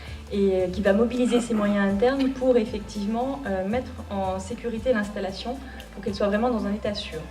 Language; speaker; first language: French; native; French